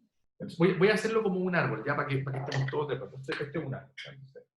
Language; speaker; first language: Spanish; native; Spanish